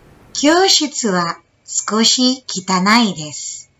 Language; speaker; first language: Japanese; non-native, fluent; Indonesian